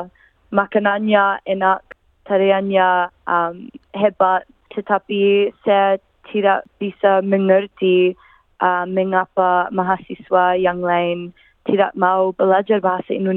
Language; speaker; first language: Indonesian; non-native, fluent; English